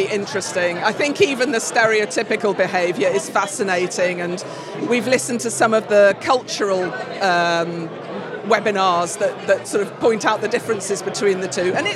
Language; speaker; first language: English; native; English